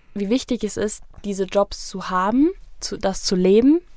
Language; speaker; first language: German; native; German